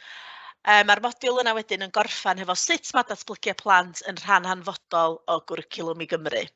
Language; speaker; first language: Welsh; native; Welsh